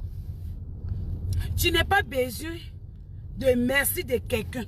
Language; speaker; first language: French; non-native, local second language; Dyula